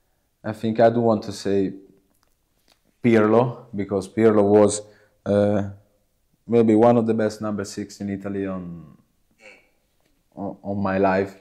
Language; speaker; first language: English; non-native, learner; Italian